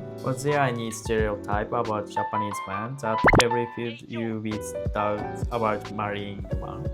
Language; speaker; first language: English; non-native, learner; Japanese